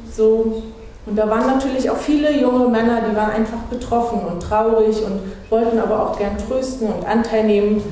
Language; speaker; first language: German; native; German